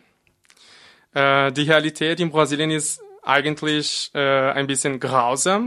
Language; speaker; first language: German; non-native, fluent; Portuguese